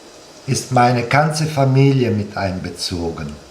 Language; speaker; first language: German; non-native, fluent; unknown